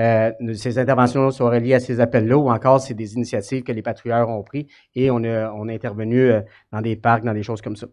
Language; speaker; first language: French; native; French